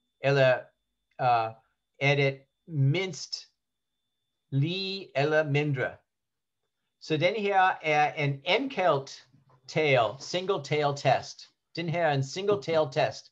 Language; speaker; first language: Danish; non-native, learner; English